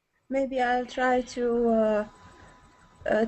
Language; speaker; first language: English; non-native, learner; Arabic